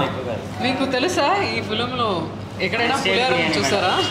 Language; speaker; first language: Telugu; non-native, learner; Tamil